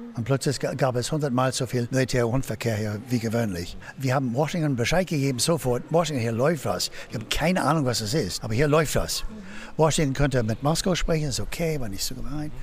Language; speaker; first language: German; non-native, fluent; English